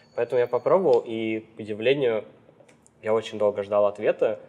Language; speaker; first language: Russian; native; Russian